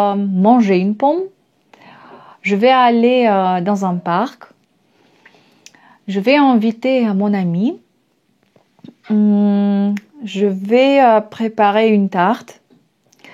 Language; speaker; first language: French; non-native, fluent; Russian